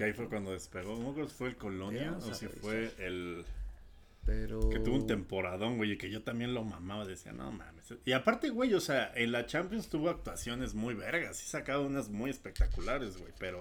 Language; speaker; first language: Spanish; native; Spanish